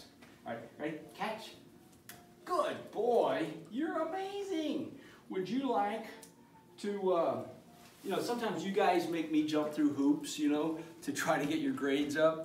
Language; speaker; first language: English; native; English